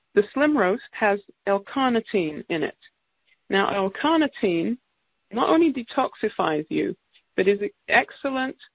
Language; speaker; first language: English; native; English